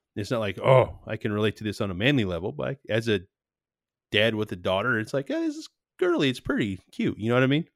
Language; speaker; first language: English; native; English